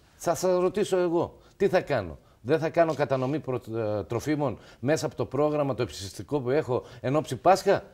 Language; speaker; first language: Greek; native; Greek